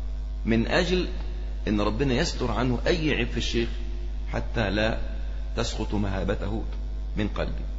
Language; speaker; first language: Arabic; native; Arabic